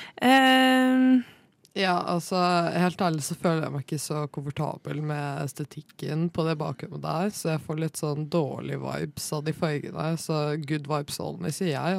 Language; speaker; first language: Norwegian; native; Norwegian